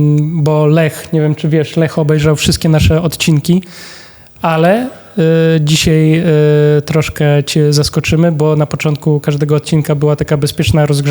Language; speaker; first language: Polish; native; Polish